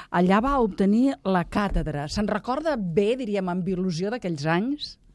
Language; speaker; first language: Catalan; native; Catalan